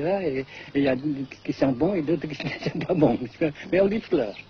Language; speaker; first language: French; non-native, fluent; Vietnamese